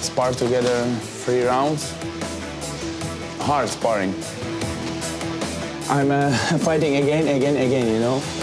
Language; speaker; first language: English; non-native, learner; Uzbek